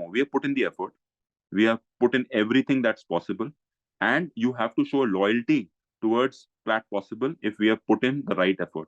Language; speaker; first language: English; non-native, local second language; Hindi